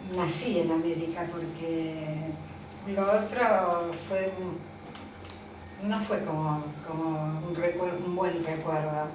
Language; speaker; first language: Spanish; early bilingual, other home language; Italian